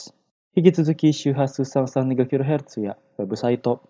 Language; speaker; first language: Japanese; non-native, fluent; Indonesian